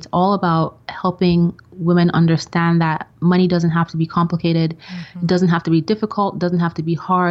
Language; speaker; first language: English; non-native, local second language; Yoruba